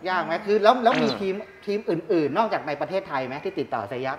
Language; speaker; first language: Thai; native; Thai